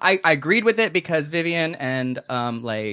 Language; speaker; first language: English; native; English